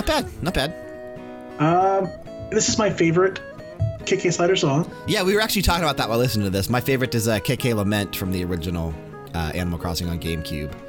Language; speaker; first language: English; native; English